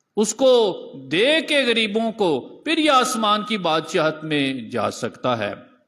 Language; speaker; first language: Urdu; non-native, local second language; Punjabi